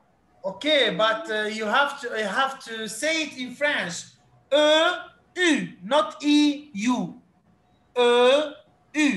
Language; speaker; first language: English; non-native, learner; Arabic